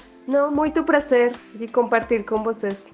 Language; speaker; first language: Portuguese; non-native, learner; Spanish